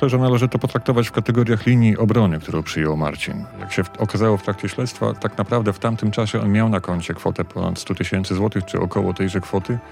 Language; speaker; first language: Polish; native; Polish